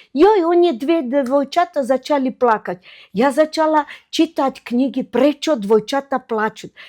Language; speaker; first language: Slovak; non-native, fluent; Russian